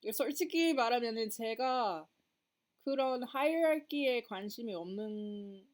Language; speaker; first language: Korean; non-native, learner; English